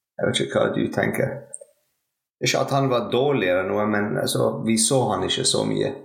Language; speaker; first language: Norwegian; non-native, fluent; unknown